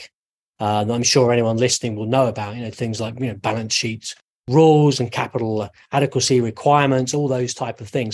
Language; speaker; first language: English; native; English